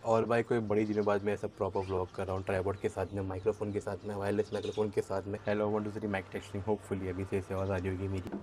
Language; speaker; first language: Hindi; non-native, local second language; Gujarati